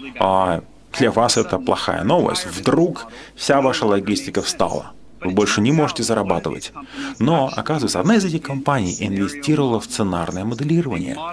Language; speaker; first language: Russian; non-native, fluent; English